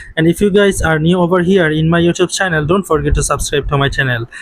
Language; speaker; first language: English; non-native, local second language; Bangla